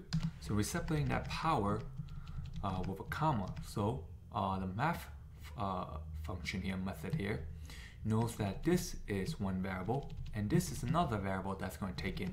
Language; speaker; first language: English; native; English